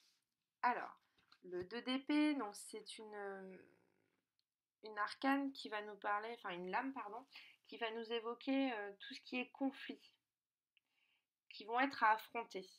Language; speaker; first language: French; native; French